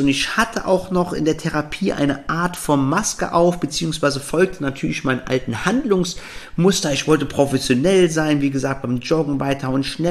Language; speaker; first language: German; native; German